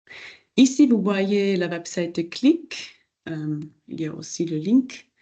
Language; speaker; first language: French; non-native, local second language; German